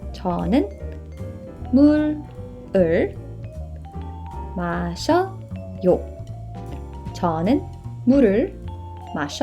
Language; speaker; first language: Korean; non-native, fluent; English